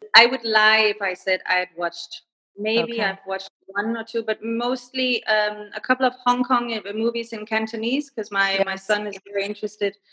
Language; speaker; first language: English; non-native, fluent; Danish